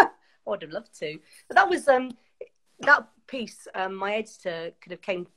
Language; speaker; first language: English; native; English